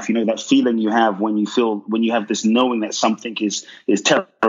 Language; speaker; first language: English; native; English